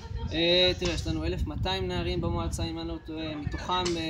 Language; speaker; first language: Hebrew; native; Hebrew